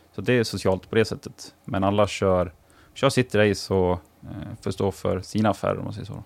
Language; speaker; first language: Swedish; native; Swedish